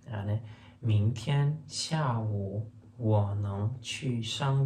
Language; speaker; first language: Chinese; non-native, fluent; Turkmen